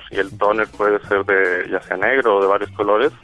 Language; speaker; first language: Spanish; native; Spanish